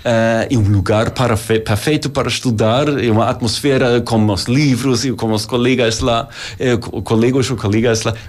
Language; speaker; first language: Portuguese; non-native, learner; German